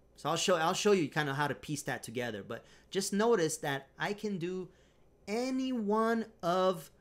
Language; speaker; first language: English; non-native, fluent; Romanian